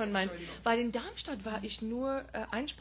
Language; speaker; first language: German; non-native, fluent; English